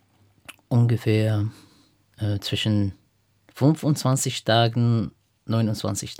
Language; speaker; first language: German; non-native, fluent; Arabic